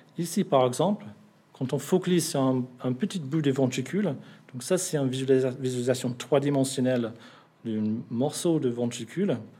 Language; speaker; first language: French; non-native, fluent; English